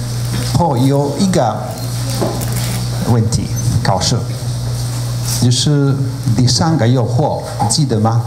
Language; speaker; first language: Chinese; non-native, fluent; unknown